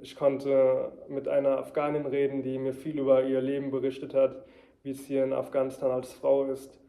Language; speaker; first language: German; early bilingual, heritage; German